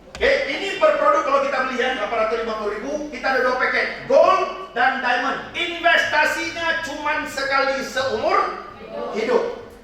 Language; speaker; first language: Malay; native; Malay